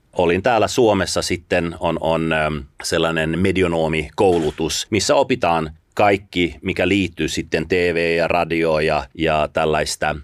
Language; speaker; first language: Finnish; non-native, fluent; Swedish